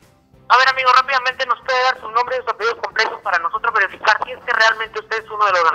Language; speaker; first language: Spanish; native; Spanish